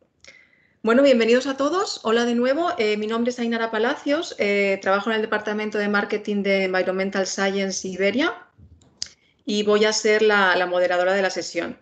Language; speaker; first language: Spanish; native; Spanish